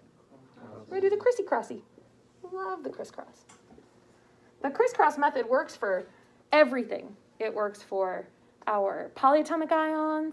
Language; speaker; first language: English; native; English